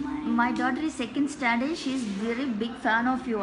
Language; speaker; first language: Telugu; non-native, local second language; Malayalam